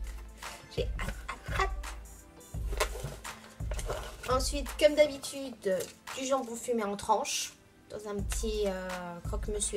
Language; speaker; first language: French; native; French